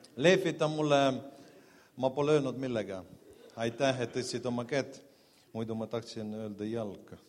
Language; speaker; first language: Estonian; non-native, local second language; Russian